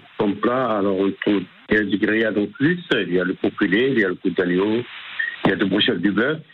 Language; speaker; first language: French; non-native, local second language; Arabic